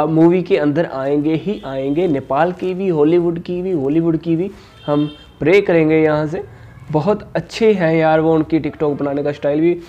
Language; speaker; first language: Hindi; native; Hindi